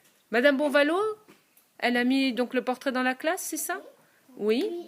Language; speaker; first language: French; native; French